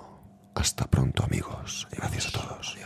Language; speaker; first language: Spanish; native; Spanish